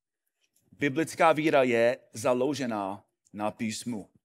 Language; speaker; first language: Czech; non-native, fluent; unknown